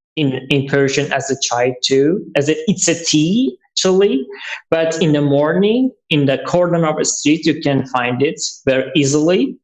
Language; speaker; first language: English; non-native, learner; Persian